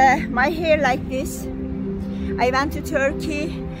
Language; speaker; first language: English; non-native, learner; Turkish